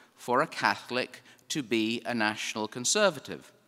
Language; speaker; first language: English; native; English